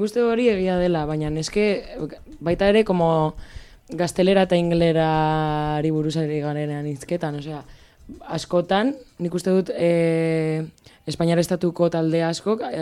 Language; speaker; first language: Basque; non-native, local second language; Spanish